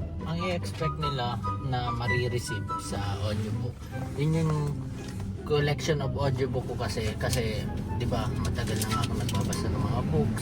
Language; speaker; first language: Filipino; native; Filipino